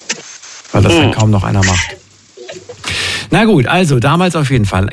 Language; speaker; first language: German; native; German